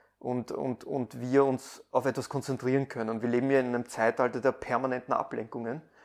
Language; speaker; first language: German; early bilingual, other home language; Persian